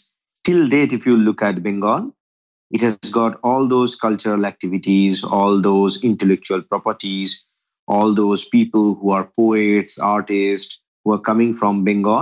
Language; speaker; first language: English; non-native, local second language; Bangla